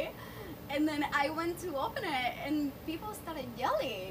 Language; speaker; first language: English; non-native, fluent; Spanish